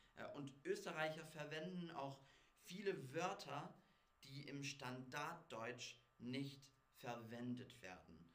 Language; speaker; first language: German; non-native, fluent; English